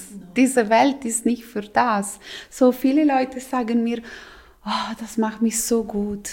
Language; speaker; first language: German; non-native, local second language; Italian